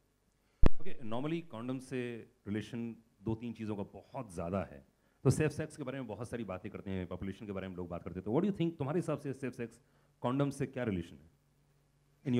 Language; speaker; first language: Hindi; native; Hindi